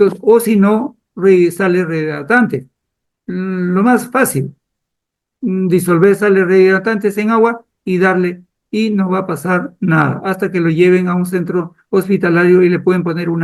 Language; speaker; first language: Spanish; native; Spanish